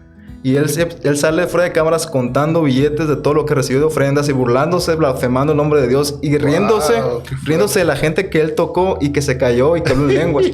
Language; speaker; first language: Spanish; native; Spanish